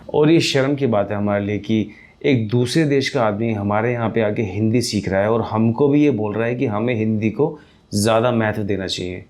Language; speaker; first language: Hindi; native; Hindi